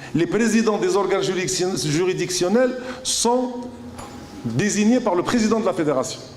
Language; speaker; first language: French; non-native, local second language; Arabic